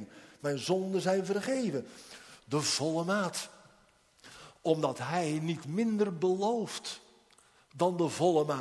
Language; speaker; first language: Dutch; native; Dutch